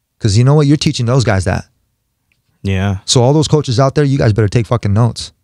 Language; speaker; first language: English; native; English